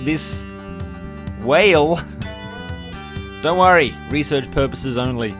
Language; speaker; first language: English; native; English